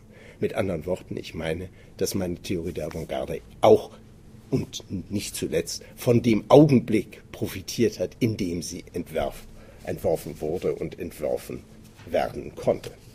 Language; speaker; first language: German; native; German